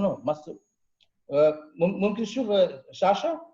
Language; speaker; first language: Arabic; non-native, fluent; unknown